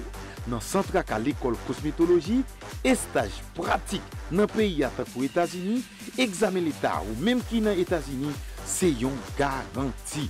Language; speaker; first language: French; non-native, local second language; Haitian Creole